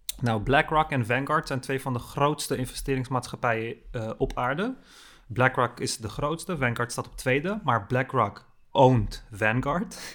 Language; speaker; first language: Dutch; early bilingual, other home language; Turkish